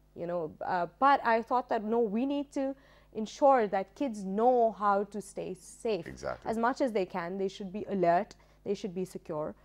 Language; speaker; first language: English; non-native, local second language; Urdu